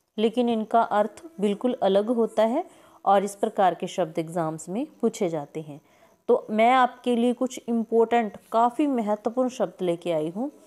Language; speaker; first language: Hindi; native; Hindi